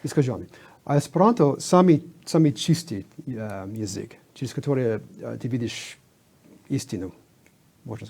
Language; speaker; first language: Russian; non-native, fluent; English